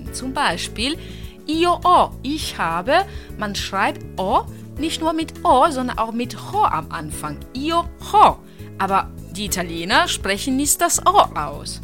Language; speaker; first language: German; non-native, fluent; Italian